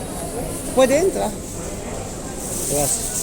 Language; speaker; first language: Spanish; non-native, learner; Iloko